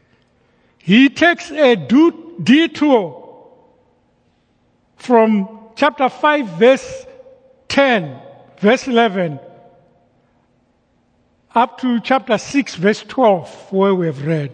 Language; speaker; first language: English; non-native, local second language; Shona